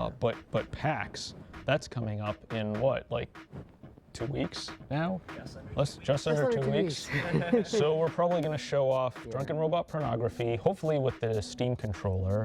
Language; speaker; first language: English; native; English